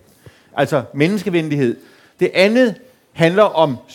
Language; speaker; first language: Danish; native; Danish